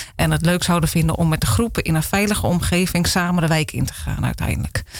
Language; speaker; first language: Dutch; native; Dutch